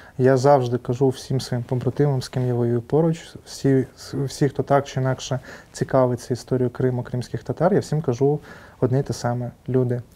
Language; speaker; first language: Ukrainian; non-native, local second language; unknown